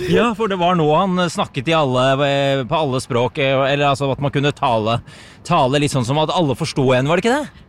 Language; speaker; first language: Norwegian; native; Norwegian